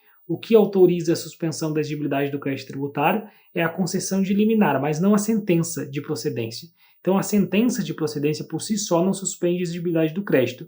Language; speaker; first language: Portuguese; native; Portuguese